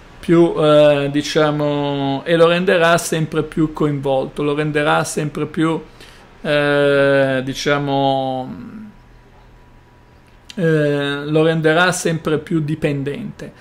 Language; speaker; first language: Italian; native; Italian